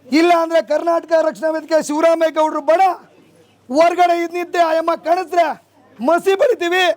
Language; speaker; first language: Kannada; native; Kannada